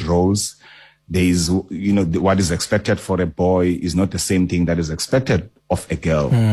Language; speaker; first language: English; non-native, local second language; Xhosa